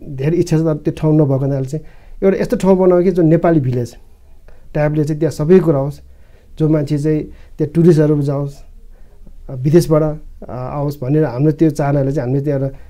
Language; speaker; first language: Nepali; non-native, local second language; Eastern Tamang